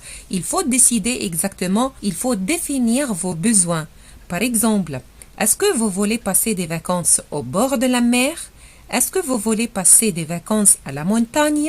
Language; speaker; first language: French; non-native, fluent; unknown